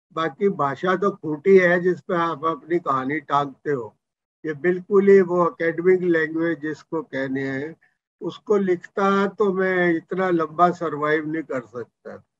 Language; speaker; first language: Hindi; non-native, local second language; Punjabi